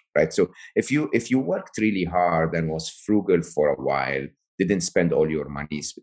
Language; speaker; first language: English; non-native, fluent; Arabic